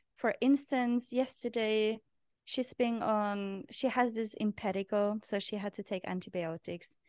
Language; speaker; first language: English; non-native, fluent; Norwegian